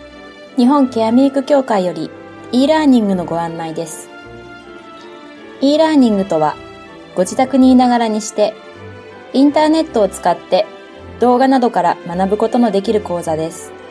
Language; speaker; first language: Japanese; native; Japanese